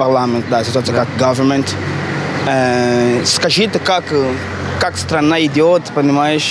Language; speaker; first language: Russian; non-native, learner; Portuguese